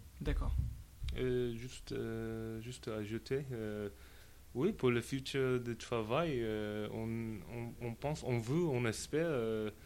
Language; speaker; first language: French; non-native, learner; English